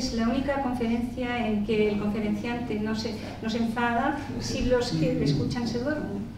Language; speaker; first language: Spanish; native; Spanish